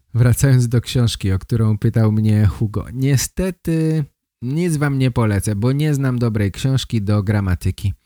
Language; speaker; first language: Polish; native; Polish